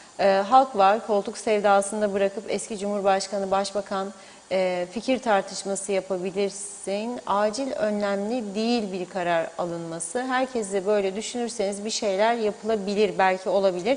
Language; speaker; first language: Turkish; native; Turkish